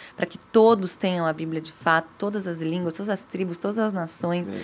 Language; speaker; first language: Portuguese; native; Portuguese